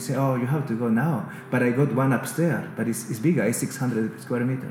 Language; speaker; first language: English; non-native, fluent; Spanish